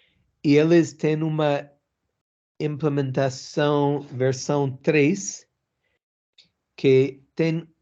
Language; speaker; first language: Portuguese; non-native, learner; English